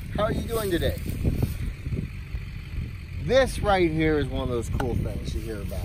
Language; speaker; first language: English; native; English